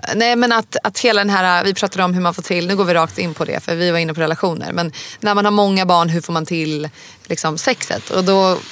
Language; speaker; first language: Swedish; native; Swedish